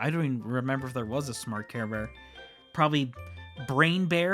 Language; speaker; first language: English; native; English